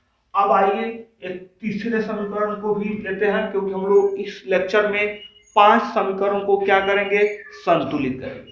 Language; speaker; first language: Hindi; native; Hindi